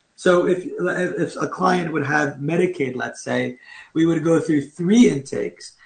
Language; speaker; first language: English; native; English